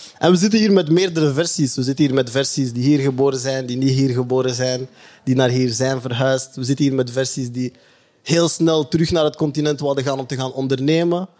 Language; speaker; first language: Dutch; native; Dutch